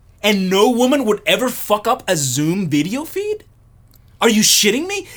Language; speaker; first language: English; non-native, local second language; Spanish